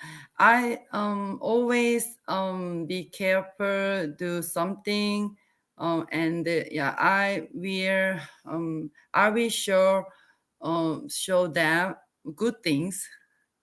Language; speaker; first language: English; non-native, learner; Korean